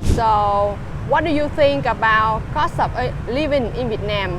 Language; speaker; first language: English; non-native, fluent; Vietnamese